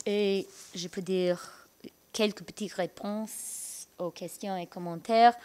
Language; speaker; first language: French; non-native, learner; English